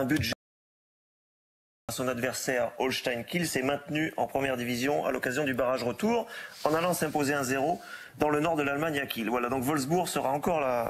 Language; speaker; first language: French; native; French